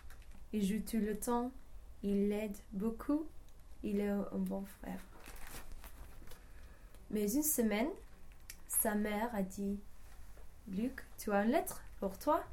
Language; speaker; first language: French; non-native, learner; English